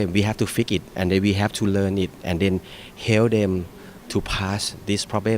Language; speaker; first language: English; non-native, fluent; Thai